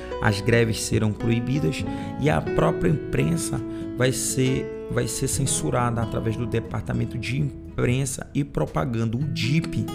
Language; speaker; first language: Portuguese; native; Portuguese